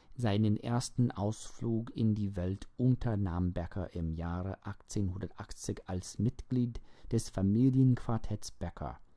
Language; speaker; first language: German; non-native, fluent; English